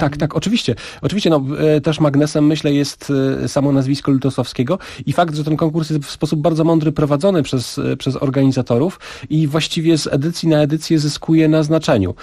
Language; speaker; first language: Polish; native; Polish